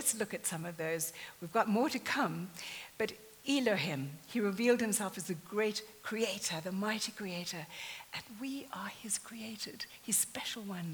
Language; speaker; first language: English; native; English